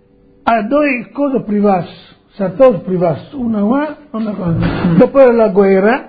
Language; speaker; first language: Italian; non-native, local second language; Friulian